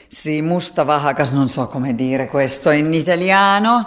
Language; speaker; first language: Italian; non-native, fluent; Finnish